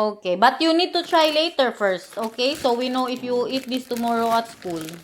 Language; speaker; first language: English; non-native, local second language; Filipino